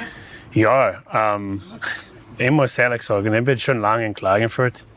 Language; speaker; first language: German; non-native, learner; English